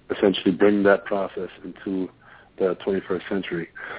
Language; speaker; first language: English; non-native, fluent; German